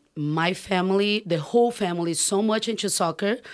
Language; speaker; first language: English; non-native, fluent; Portuguese